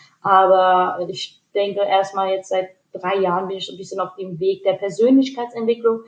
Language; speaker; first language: German; early bilingual, other home language; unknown